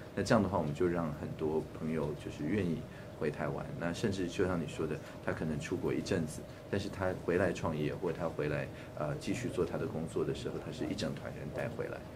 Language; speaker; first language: Chinese; native; Chinese